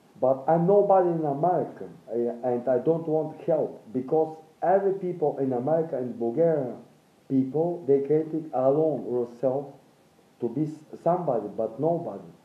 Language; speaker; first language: English; non-native, learner; Bulgarian